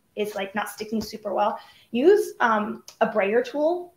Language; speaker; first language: English; native; English